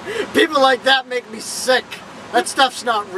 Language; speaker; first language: English; native; English